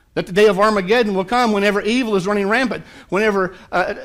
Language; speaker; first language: English; native; English